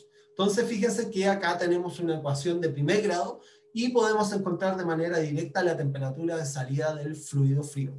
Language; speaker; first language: Spanish; native; Spanish